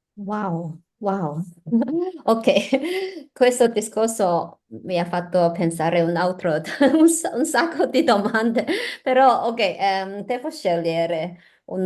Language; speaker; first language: Italian; non-native, learner; Chinese